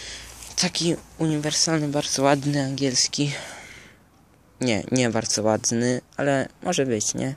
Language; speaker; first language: Polish; early bilingual, heritage; Polish